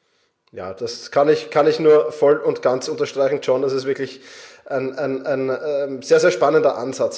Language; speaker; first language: German; native; German